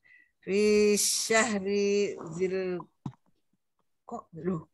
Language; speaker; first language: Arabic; non-native, learner; Indonesian